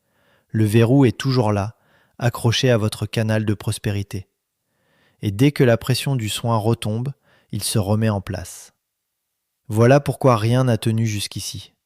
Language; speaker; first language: French; native; French